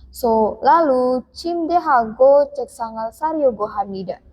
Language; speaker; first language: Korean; non-native, learner; Indonesian